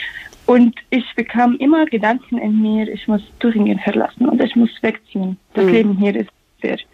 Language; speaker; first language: German; non-native, fluent; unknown